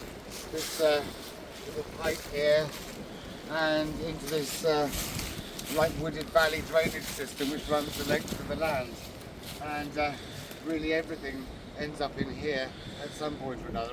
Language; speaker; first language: English; native; English